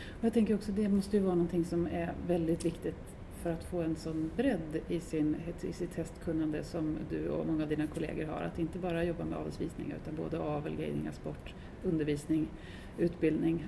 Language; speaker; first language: Swedish; native; Swedish